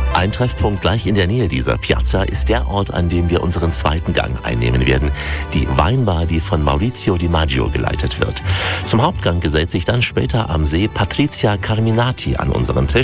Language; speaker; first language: German; native; German